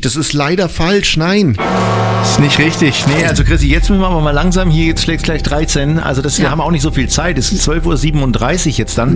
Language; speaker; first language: German; native; German